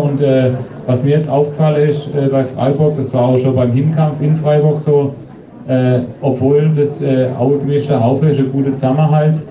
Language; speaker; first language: German; native; German